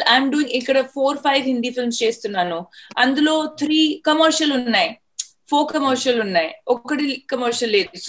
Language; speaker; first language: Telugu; non-native, fluent; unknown